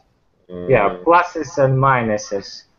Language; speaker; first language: English; non-native, fluent; Ukrainian